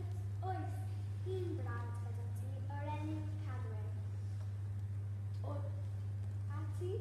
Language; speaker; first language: Welsh; non-native, learner; English